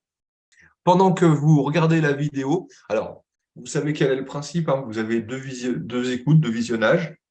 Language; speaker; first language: French; native; French